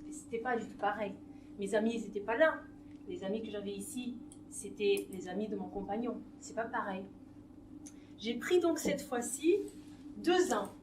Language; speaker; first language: French; non-native, fluent; Portuguese